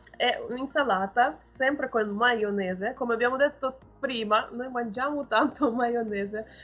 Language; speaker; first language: Italian; non-native, fluent; Russian